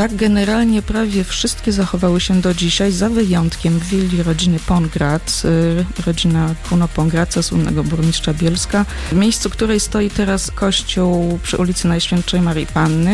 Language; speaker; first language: Polish; native; Polish